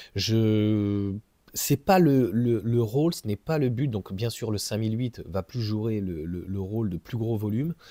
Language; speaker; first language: French; native; French